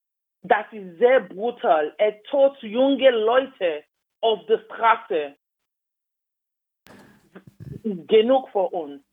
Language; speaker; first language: German; non-native, learner; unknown